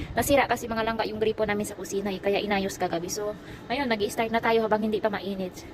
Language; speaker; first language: Filipino; native; Filipino